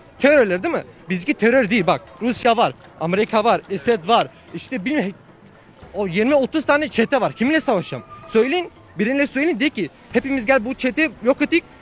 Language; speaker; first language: Turkish; early bilingual, heritage; Turkish